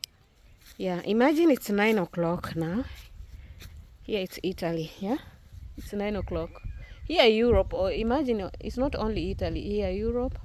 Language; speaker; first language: English; non-native, learner; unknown